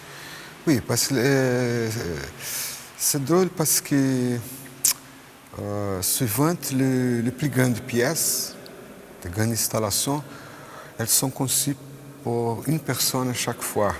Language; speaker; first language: French; non-native, fluent; Portuguese